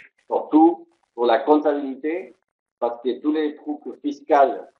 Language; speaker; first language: French; non-native, fluent; Spanish